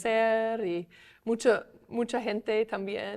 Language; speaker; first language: Spanish; non-native, fluent; English